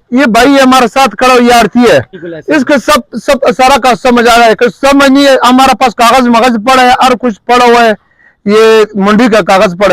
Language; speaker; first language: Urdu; non-native, learner; Pashto